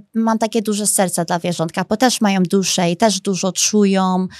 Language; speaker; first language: Polish; early bilingual, heritage; Polish